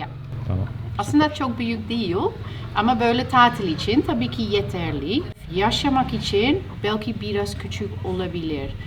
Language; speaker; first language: Turkish; non-native, fluent; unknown